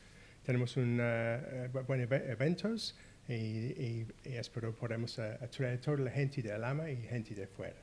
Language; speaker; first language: Spanish; non-native, learner; English